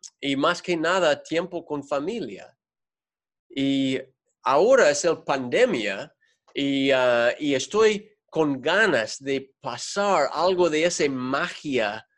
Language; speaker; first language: Spanish; non-native, fluent; English